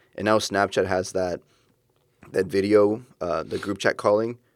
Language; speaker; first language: English; early bilingual, other home language; Spanish